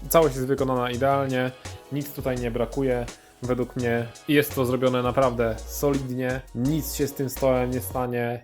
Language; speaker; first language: Polish; native; Polish